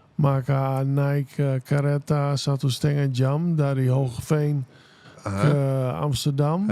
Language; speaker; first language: Indonesian; non-native, fluent; Dutch